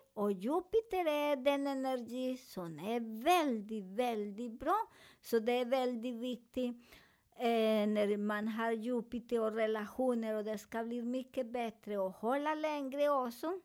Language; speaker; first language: Swedish; non-native, learner; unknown